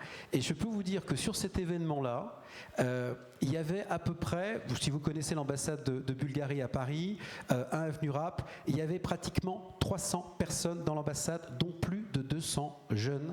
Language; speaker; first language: French; native; French